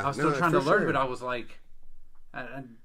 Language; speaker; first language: English; native; English